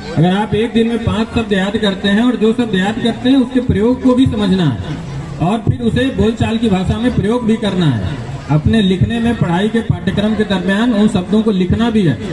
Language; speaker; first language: Hindi; native; Hindi